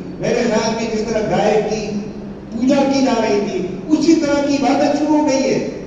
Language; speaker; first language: Urdu; non-native, local second language; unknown